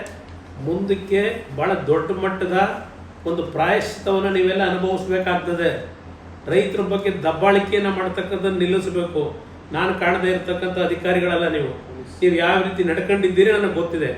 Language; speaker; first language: Kannada; native; Kannada